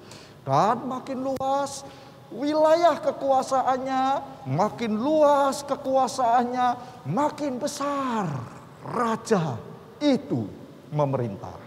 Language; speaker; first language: Indonesian; native; Indonesian